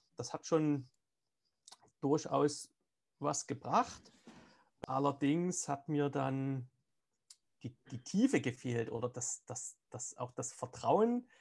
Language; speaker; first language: German; native; German